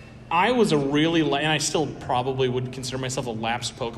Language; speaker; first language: English; native; English